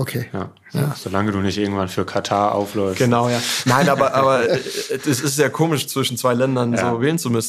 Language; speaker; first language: German; native; German